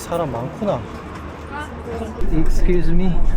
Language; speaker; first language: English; non-native, learner; Korean